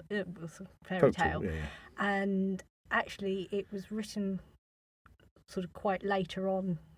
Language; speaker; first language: English; native; English